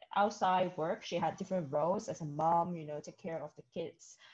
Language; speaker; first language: English; non-native, local second language; Cantonese